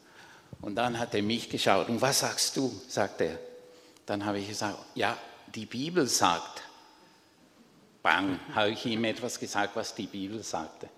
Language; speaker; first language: German; non-native, fluent; Spanish